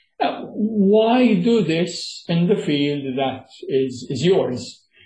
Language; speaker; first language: English; non-native, local second language; Maltese